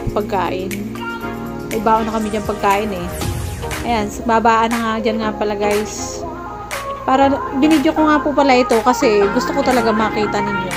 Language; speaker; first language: Filipino; native; Filipino